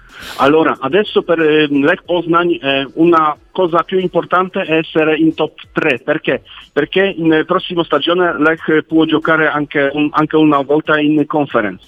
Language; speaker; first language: Italian; non-native, learner; Polish